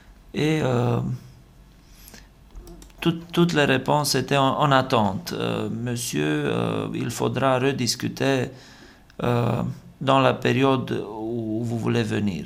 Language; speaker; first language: French; non-native, fluent; Romanian